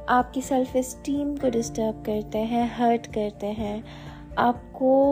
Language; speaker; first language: Hindi; native; Hindi